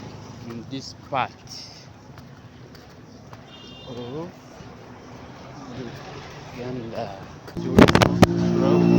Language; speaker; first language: English; non-native, learner; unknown